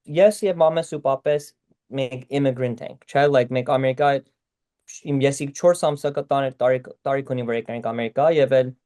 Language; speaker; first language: Armenian; early bilingual, heritage; Armenian